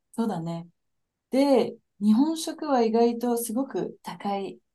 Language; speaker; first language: Japanese; non-native, fluent; French